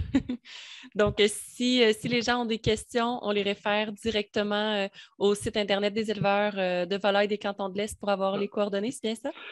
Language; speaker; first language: French; native; French